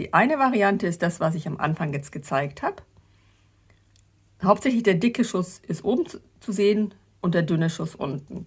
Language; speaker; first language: German; native; German